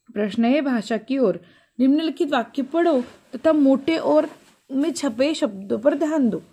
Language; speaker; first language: Hindi; non-native, local second language; Marathi